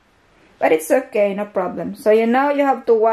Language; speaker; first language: English; non-native, learner; Filipino